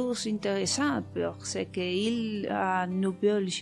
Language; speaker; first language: French; non-native, learner; Spanish